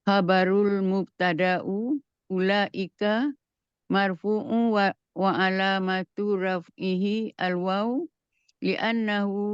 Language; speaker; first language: Arabic; non-native, learner; Indonesian